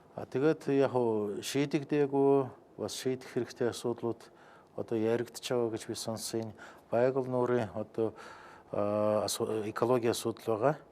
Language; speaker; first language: Mongolian; non-native, fluent; Russian